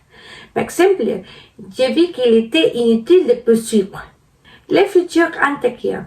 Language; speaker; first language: French; non-native, learner; Spanish